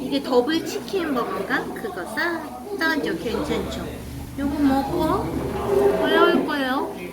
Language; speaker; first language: Korean; native; Korean